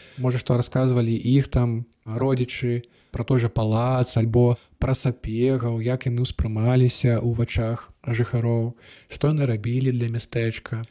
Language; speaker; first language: Belarusian; native; Belarusian